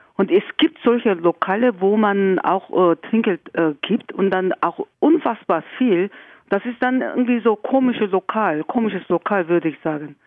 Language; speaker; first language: German; non-native, fluent; Korean